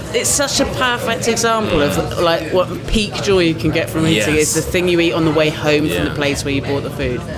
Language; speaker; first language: English; native; English